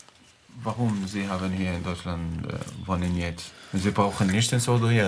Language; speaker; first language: German; non-native, learner; Arabic